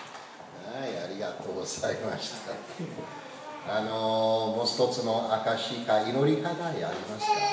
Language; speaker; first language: Japanese; non-native, learner; English